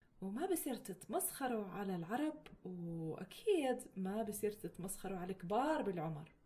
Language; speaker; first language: Arabic; native; Arabic